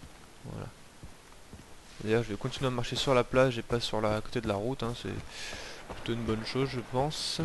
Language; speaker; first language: French; native; French